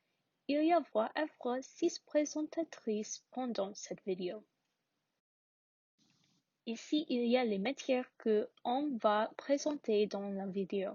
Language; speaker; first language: French; non-native, learner; English